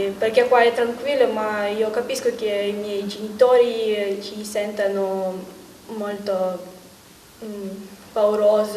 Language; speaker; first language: Italian; non-native, learner; Ukrainian